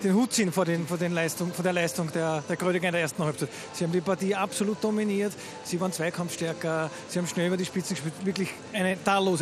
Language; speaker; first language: German; native; German